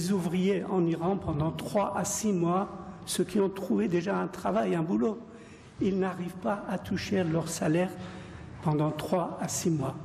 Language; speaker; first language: French; non-native, fluent; Persian